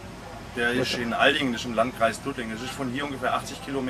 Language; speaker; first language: German; native; German